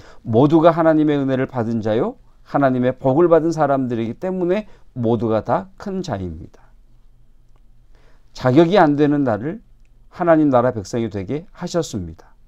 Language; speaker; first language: Korean; native; Korean